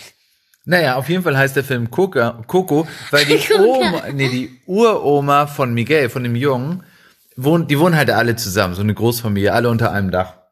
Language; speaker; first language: German; non-native, fluent; Spanish